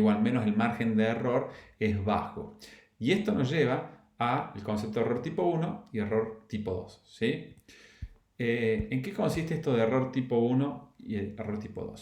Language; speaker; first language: Spanish; native; Spanish